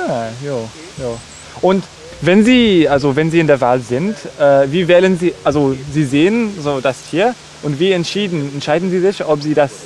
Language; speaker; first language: German; non-native, learner; English